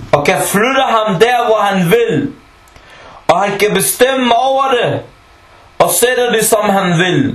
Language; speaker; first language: Danish; non-native, fluent; Arabic